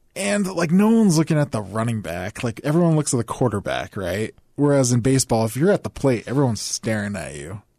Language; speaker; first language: English; native; English